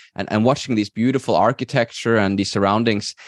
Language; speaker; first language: English; non-native, fluent; Norwegian